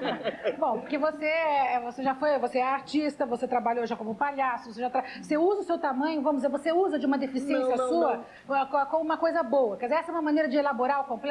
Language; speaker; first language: Portuguese; native; Portuguese